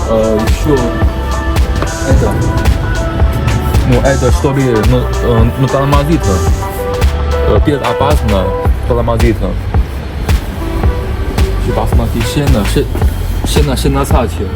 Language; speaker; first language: Russian; non-native, learner; Chinese